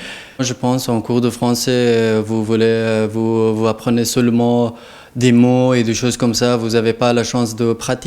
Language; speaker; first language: French; non-native, learner; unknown